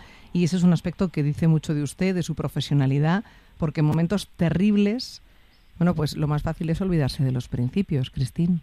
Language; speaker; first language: Spanish; native; Spanish